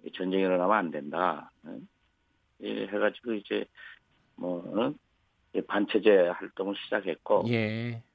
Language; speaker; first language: Korean; native; Korean